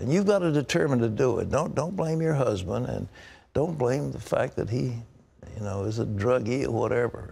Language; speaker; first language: English; native; English